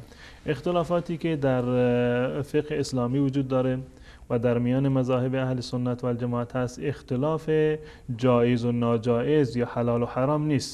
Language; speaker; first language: Persian; native; Persian